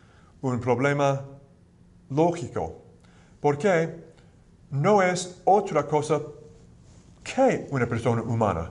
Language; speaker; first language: Spanish; non-native, fluent; English